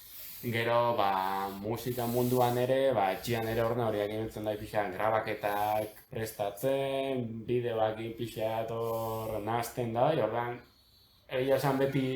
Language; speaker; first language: Basque; native; Basque